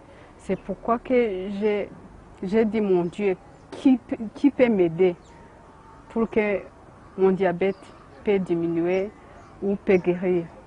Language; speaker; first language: French; non-native, learner; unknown